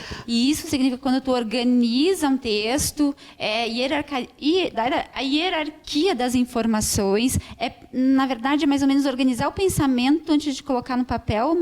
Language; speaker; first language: Portuguese; native; Portuguese